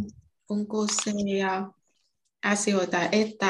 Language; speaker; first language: Finnish; non-native, learner; Vietnamese